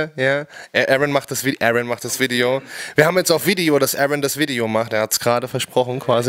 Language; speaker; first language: German; native; German